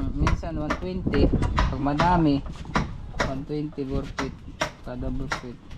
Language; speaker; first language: Filipino; native; Filipino